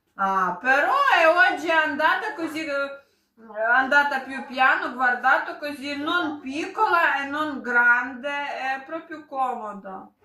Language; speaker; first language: Italian; non-native, learner; Ukrainian